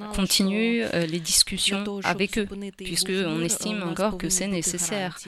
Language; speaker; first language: French; non-native, fluent; Ukrainian